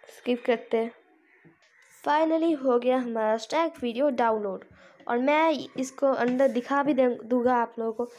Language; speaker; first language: Hindi; non-native, local second language; Bangla